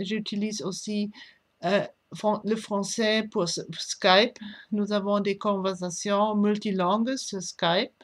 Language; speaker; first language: French; non-native, fluent; German